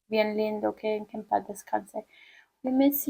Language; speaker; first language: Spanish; early bilingual, heritage; Spanish